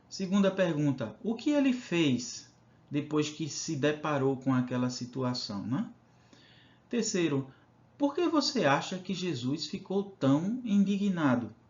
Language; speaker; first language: Portuguese; native; Portuguese